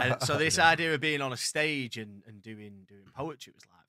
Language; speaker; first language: English; native; English